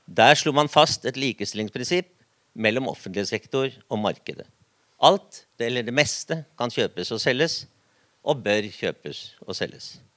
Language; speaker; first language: Norwegian; native; Norwegian